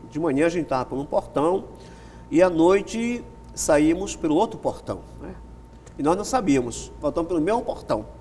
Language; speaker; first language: Portuguese; native; Portuguese